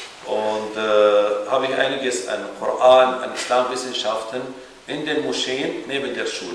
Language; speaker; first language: German; non-native, fluent; Arabic